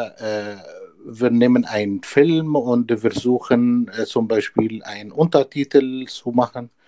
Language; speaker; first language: German; non-native, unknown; Arabic